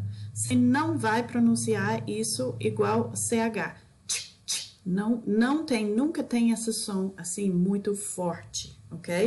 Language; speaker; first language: Portuguese; non-native, fluent; English